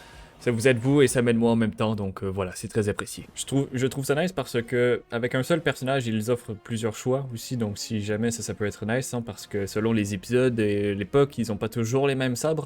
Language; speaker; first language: French; native; French